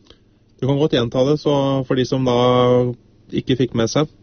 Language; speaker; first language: Norwegian; native; Norwegian